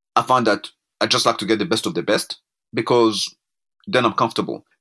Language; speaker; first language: English; non-native, local second language; Kinyarwanda